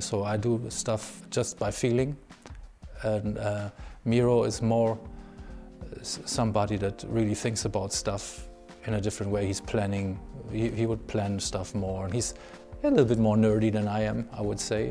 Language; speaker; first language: English; non-native, fluent; German